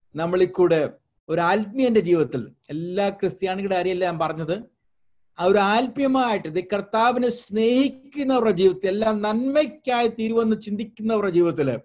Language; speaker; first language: Malayalam; early bilingual, heritage; Malayalam